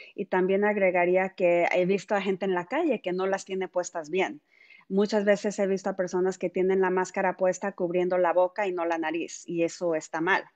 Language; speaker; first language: Spanish; early bilingual, heritage; Spanish